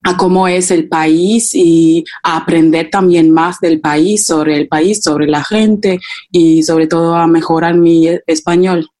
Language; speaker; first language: Spanish; non-native, fluent; Akan